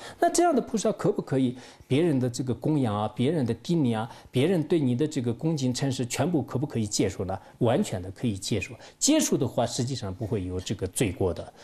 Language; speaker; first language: Chinese; non-native, local second language; Tibetan